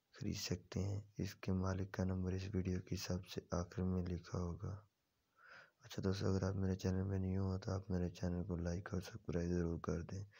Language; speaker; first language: Urdu; non-native, local second language; Punjabi